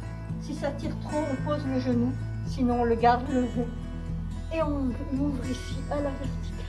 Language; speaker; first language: French; native; French